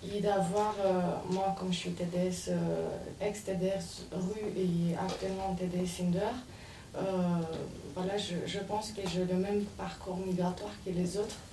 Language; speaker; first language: French; non-native, fluent; Romanian